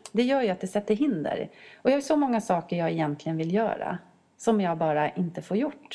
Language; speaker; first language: Swedish; native; Swedish